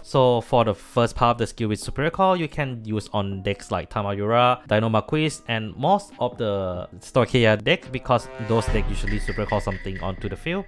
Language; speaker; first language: English; non-native, fluent; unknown